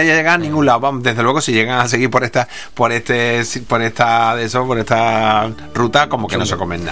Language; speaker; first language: Spanish; native; Spanish